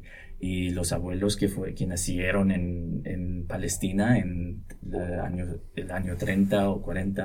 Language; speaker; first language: Spanish; non-native, local second language; Arabic